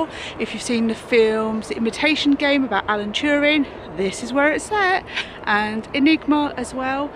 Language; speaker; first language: English; native; English